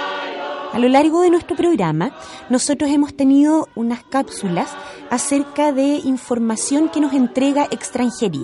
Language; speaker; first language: Spanish; native; Spanish